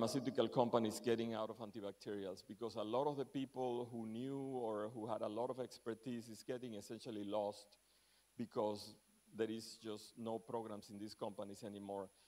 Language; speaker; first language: English; non-native, fluent; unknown